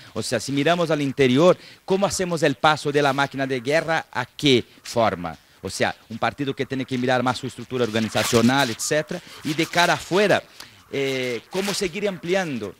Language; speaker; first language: Spanish; non-native, fluent; Portuguese